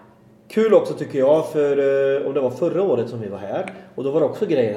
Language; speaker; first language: Swedish; native; Swedish